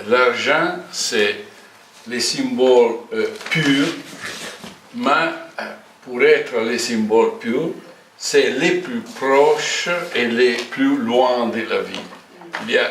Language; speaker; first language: French; non-native, fluent; Italian